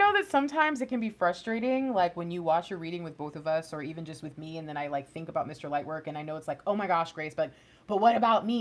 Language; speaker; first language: English; native; English